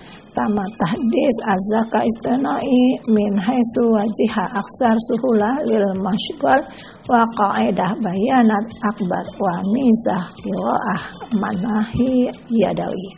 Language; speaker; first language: Arabic; non-native, fluent; Indonesian